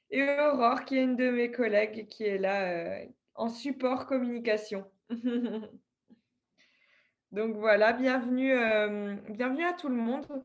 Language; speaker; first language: French; native; French